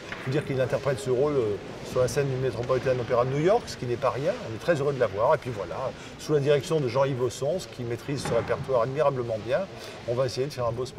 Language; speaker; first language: French; native; French